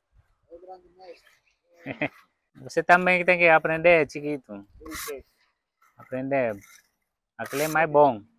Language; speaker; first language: Portuguese; non-native, local second language; Vietnamese